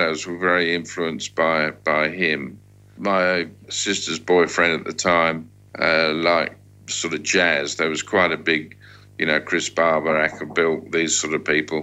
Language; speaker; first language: English; native; English